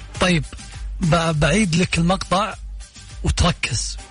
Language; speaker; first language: Arabic; native; Arabic